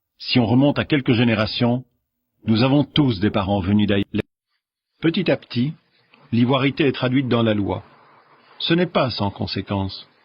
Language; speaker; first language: French; native; French